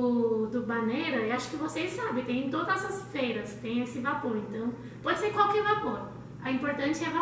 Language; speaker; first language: Portuguese; non-native, learner; Chinese